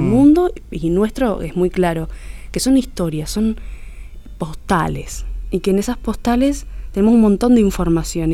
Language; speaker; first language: Spanish; native; Spanish